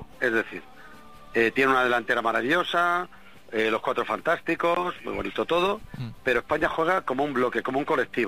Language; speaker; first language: Spanish; native; Spanish